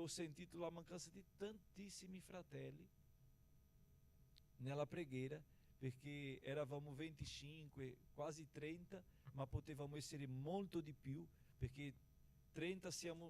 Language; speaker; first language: Italian; non-native, fluent; Portuguese